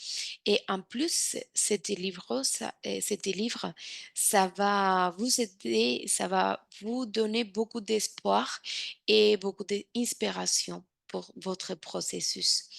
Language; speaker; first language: French; non-native, fluent; Spanish